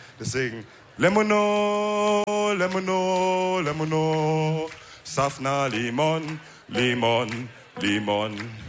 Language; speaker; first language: German; early bilingual, other home language; Wolof